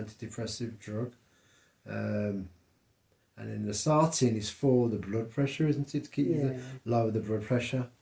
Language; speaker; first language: English; native; English